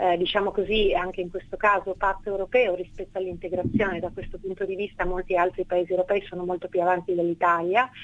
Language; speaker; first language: Italian; native; Italian